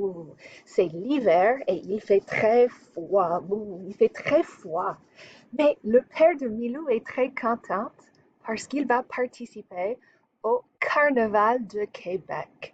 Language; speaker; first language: French; non-native, fluent; English